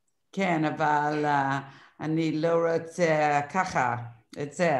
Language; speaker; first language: Hebrew; non-native, learner; English